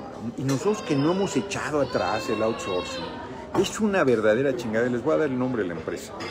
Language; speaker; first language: Spanish; native; Spanish